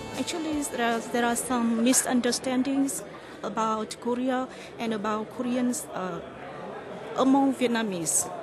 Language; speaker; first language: English; non-native, fluent; Vietnamese